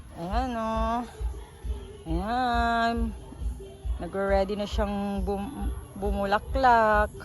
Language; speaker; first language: Filipino; non-native, local second language; Iloko